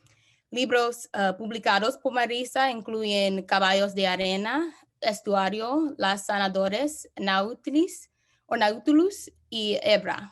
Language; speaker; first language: Spanish; non-native, learner; English